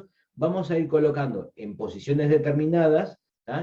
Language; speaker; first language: Spanish; native; Spanish